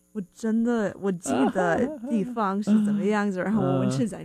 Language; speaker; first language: Chinese; non-native, learner; English